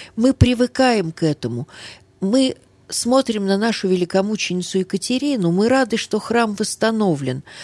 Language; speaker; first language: Russian; early bilingual, heritage; Russian